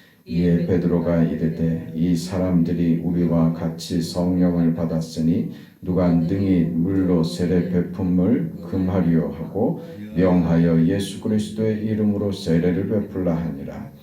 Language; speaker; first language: Korean; native; Korean